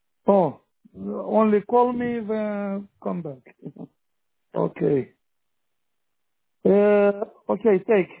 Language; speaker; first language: English; non-native, learner; Romanian